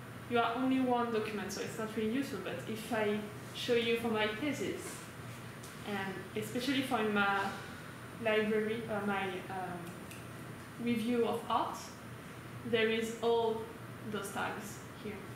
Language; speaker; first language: English; non-native, fluent; French